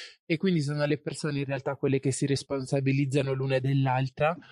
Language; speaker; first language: Italian; native; Italian